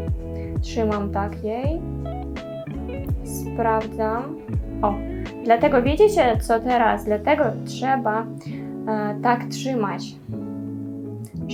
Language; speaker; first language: Polish; non-native, learner; Russian